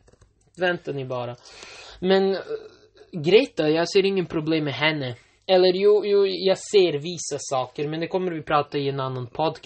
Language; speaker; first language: Swedish; non-native, local second language; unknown